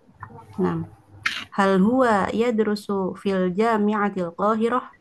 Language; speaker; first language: Arabic; non-native, learner; Indonesian